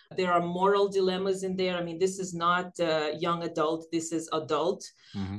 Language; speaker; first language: English; early bilingual, other home language; Ukrainian